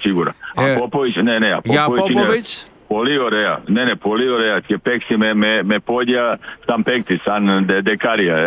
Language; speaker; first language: Greek; non-native, learner; Serbian